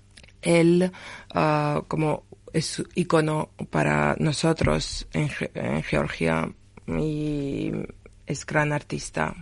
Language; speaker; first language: Spanish; non-native, learner; Georgian